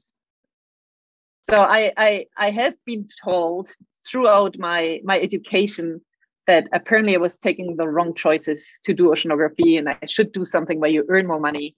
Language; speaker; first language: English; non-native, fluent; German